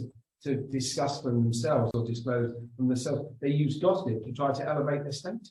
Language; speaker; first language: English; native; English